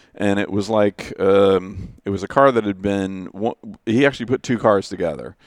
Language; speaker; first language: English; native; English